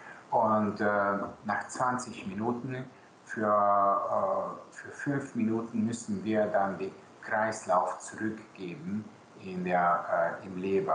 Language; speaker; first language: German; non-native, local second language; Hungarian